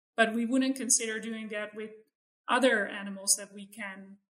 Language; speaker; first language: English; non-native, fluent; Dutch